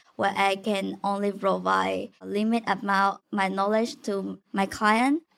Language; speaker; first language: English; non-native, fluent; Vietnamese